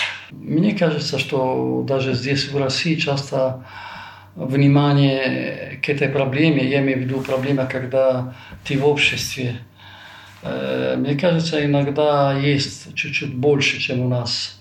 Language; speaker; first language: Russian; non-native, fluent; Italian